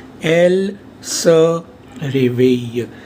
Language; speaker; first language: French; non-native, fluent; Hindi